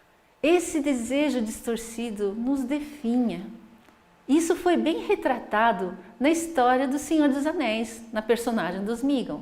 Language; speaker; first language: Portuguese; native; Portuguese